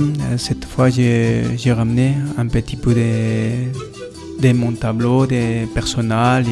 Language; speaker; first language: French; non-native, learner; Spanish